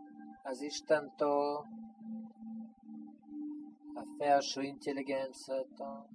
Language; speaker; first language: Hungarian; non-native, fluent; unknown